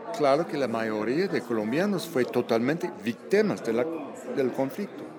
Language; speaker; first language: Spanish; non-native, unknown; English